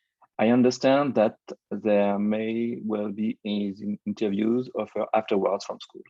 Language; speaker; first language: English; non-native, fluent; French